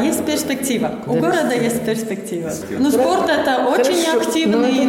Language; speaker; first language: Russian; non-native, local second language; Latvian